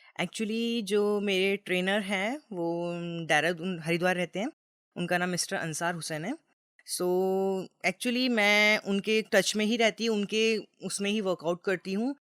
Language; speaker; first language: Hindi; native; Hindi